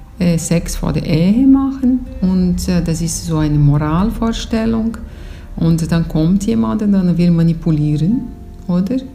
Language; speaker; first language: German; non-native, fluent; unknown